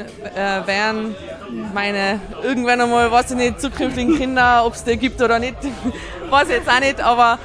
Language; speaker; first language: German; native; German